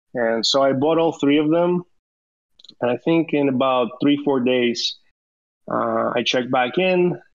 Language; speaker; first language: English; early bilingual, other home language; Romanian